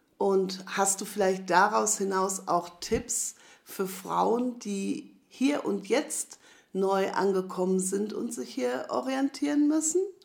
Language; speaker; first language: German; native; German